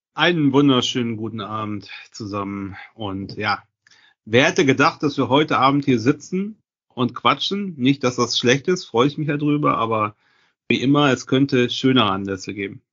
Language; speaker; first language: German; native; German